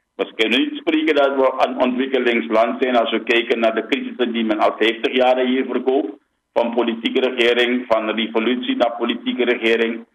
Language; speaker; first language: Dutch; native; Dutch